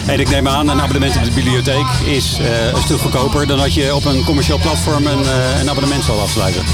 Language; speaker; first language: Dutch; native; Dutch